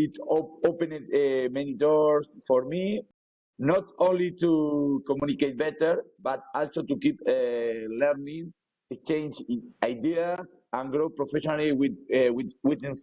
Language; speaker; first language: English; non-native, learner; Spanish